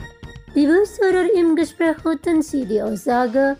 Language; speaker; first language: German; non-native, fluent; Indonesian